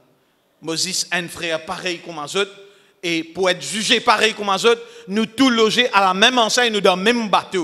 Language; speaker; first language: French; non-native, local second language; Morisyen